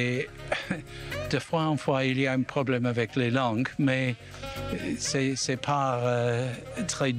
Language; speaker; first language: French; non-native, learner; English